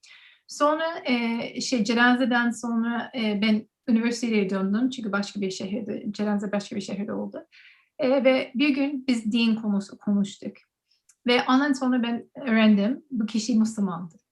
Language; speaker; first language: Turkish; non-native, learner; English